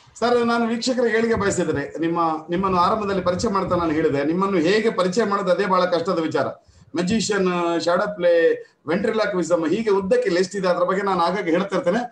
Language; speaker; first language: Kannada; native; Kannada